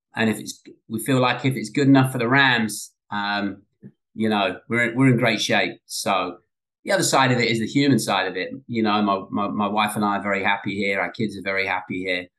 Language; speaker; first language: English; native; English